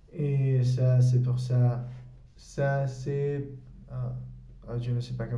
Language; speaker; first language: French; non-native, learner; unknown